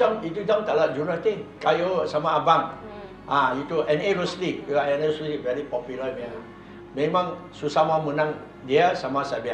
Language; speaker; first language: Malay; non-native, local second language; Chinese